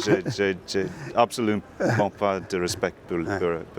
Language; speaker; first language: French; non-native, fluent; English